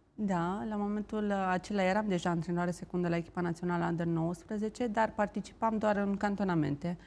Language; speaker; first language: Romanian; native; Romanian